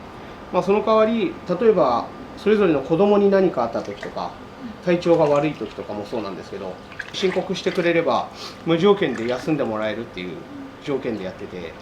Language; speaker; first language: Japanese; native; Japanese